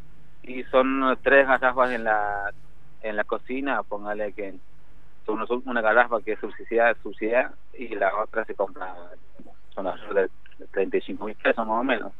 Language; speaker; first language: Spanish; native; Spanish